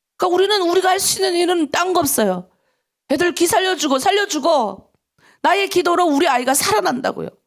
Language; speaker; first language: Korean; native; Korean